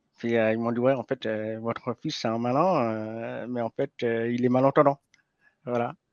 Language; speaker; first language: French; native; French